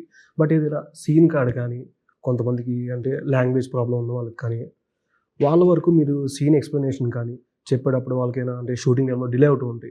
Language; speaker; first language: Telugu; native; Telugu